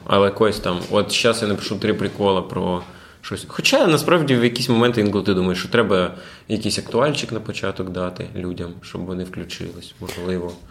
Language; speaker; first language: Ukrainian; non-native, local second language; Russian